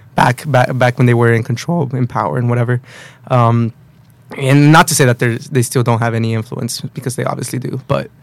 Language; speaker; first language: English; early bilingual, other home language; Spanish